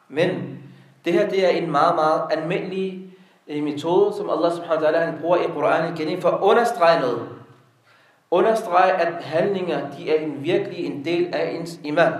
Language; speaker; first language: Danish; non-native, local second language; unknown